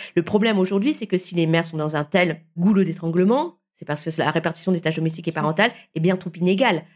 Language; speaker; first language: French; early bilingual, other home language; Vietnamese